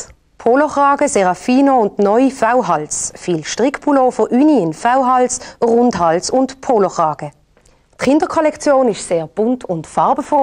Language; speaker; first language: German; native; German